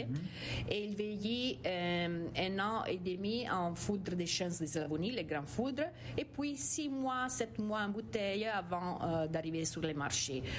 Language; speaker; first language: French; non-native, fluent; Italian